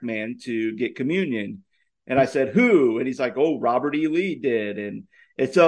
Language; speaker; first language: English; native; English